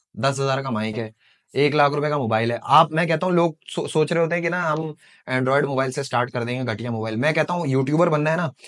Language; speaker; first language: Urdu; native; Urdu